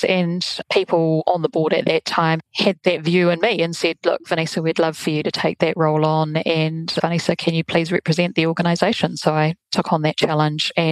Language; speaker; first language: English; native; English